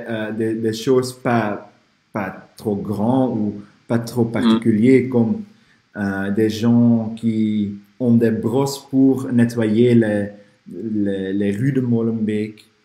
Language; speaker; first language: French; non-native, fluent; Dutch